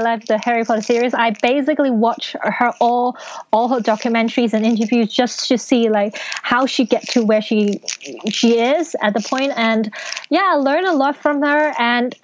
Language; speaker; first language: English; non-native, local second language; Cantonese